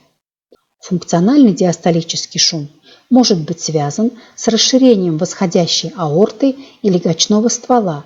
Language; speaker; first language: Russian; native; Russian